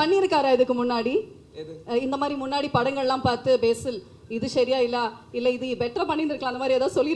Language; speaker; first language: Tamil; native; Tamil